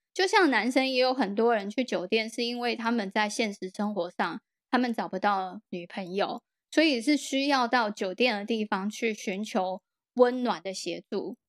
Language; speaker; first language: Chinese; native; Chinese